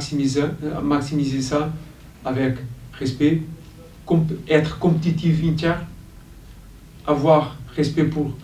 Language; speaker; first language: French; non-native, fluent; Portuguese